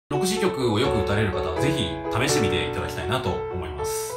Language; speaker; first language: Japanese; native; Japanese